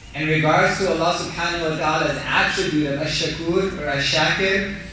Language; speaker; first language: English; native; English